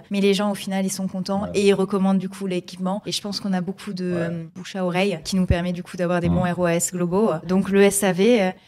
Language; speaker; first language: French; native; French